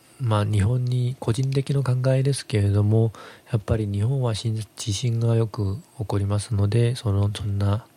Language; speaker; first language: Japanese; non-native, fluent; Korean